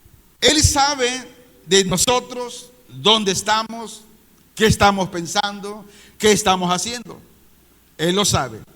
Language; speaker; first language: Spanish; native; Spanish